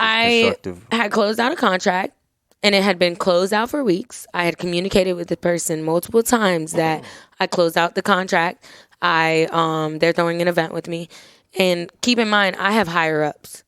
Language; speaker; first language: English; native; English